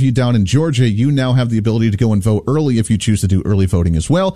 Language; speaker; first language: English; native; English